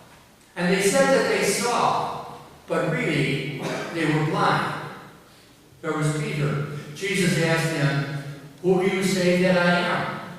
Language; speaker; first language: English; native; English